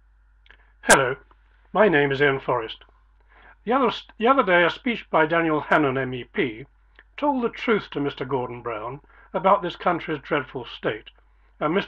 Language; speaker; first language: English; native; English